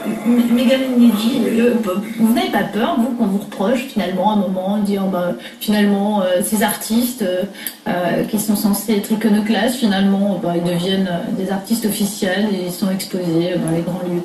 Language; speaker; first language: French; native; French